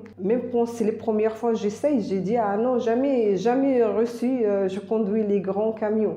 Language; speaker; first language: French; non-native, learner; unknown